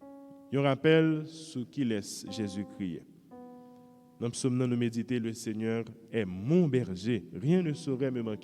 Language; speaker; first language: French; non-native, local second language; Haitian Creole